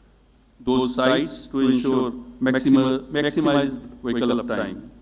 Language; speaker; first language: English; non-native, local second language; Hindi